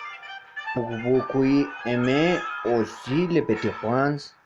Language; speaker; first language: French; non-native, learner; Spanish